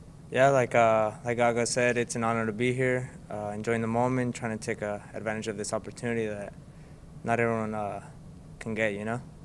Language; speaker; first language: English; early bilingual, other home language; Spanish